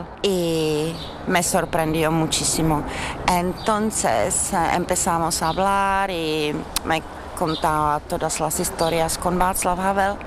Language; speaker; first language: Spanish; non-native, fluent; Czech